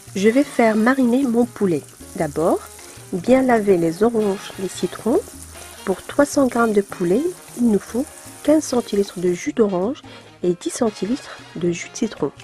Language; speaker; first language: French; non-native, local second language; Arabic